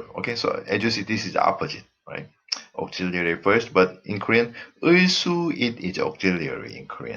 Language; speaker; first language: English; non-native, fluent; Korean